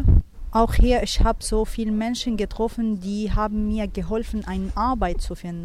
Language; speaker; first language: German; non-native, learner; Arabic